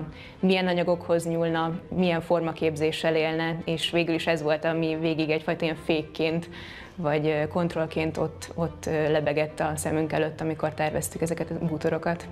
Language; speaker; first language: Hungarian; native; Hungarian